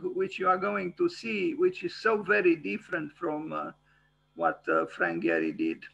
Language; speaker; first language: English; non-native, fluent; Romanian